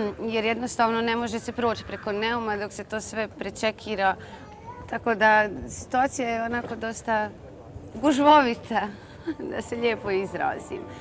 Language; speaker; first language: Croatian; native; Croatian